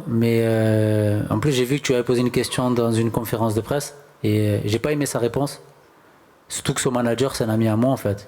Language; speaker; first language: French; native; French